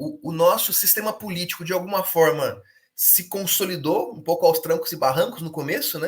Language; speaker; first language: Portuguese; native; Portuguese